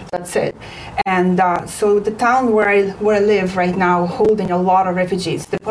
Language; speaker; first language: English; non-native, fluent; Ukrainian